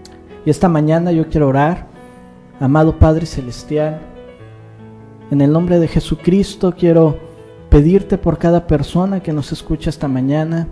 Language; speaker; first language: Spanish; native; Spanish